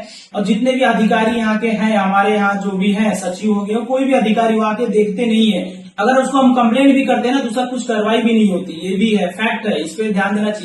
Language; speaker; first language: Hindi; native; Hindi